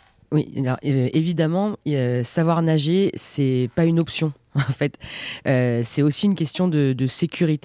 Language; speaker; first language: French; native; French